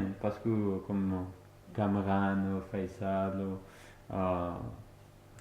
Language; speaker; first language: French; non-native, fluent; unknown